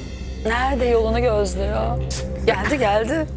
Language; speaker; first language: Turkish; native; Turkish